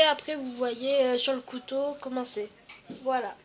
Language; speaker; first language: French; native; French